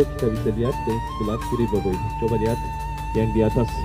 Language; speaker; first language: Indonesian; non-native, fluent; Turkish